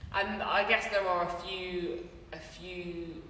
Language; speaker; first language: English; native; English